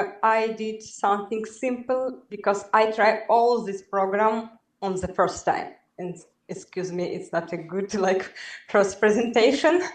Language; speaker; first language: English; non-native, learner; Belarusian